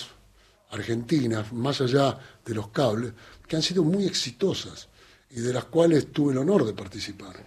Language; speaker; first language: Spanish; native; Spanish